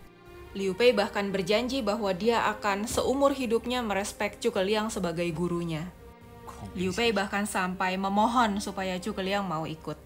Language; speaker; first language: Indonesian; native; Indonesian